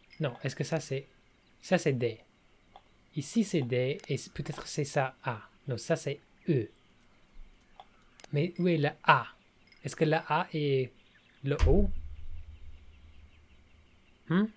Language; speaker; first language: French; non-native, learner; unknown